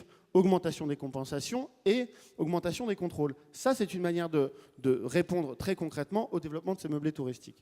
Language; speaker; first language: French; native; French